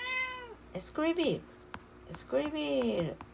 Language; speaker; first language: Spanish; non-native, learner; Japanese